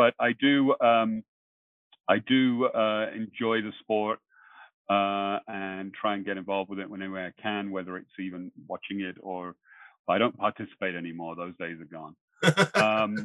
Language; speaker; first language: English; native; English